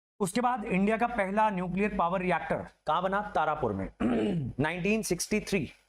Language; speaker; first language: Hindi; native; Hindi